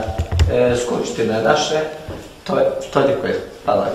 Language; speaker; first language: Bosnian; early bilingual, heritage; Bosnian